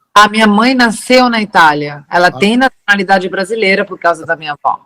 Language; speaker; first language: Portuguese; early bilingual, heritage; Portuguese